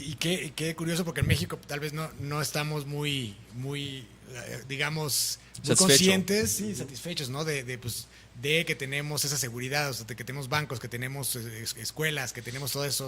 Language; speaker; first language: Spanish; native; Spanish